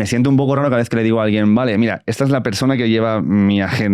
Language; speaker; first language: Spanish; native; Spanish